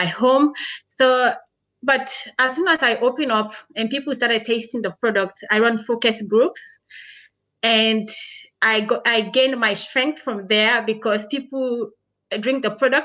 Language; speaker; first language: English; early bilingual, other home language; Krio